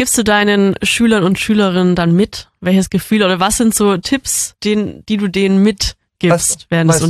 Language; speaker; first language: German; native; German